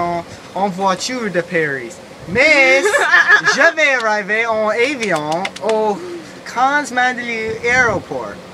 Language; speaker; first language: French; non-native, learner; English